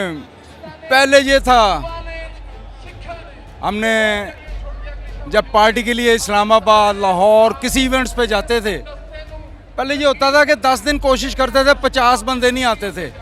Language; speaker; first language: Urdu; non-native, local second language; Punjabi